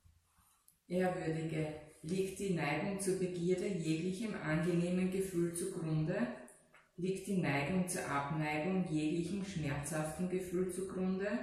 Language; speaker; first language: German; native; German